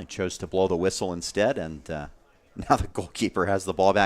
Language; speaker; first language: English; native; English